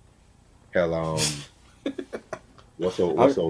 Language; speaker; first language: English; native; English